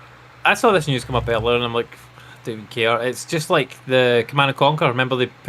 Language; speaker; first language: English; native; English